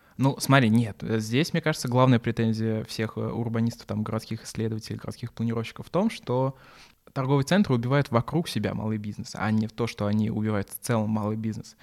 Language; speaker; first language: Russian; native; Russian